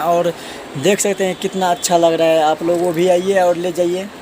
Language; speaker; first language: Hindi; non-native, local second language; Maithili